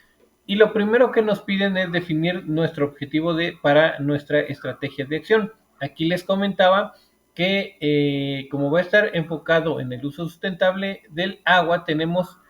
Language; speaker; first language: Spanish; native; Spanish